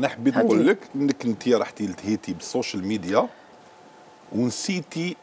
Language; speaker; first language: Arabic; native; Arabic